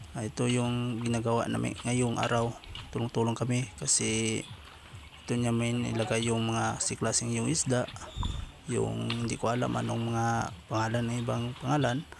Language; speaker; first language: Filipino; non-native, local second language; Cebuano